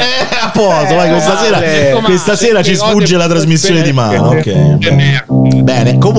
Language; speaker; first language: Italian; native; Italian